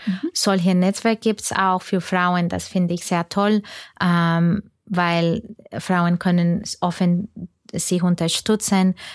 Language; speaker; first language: German; non-native, fluent; Spanish